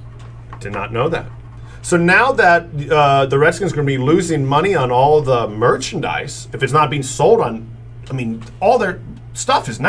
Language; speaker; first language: English; native; English